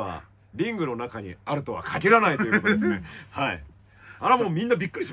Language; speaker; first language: Japanese; native; Japanese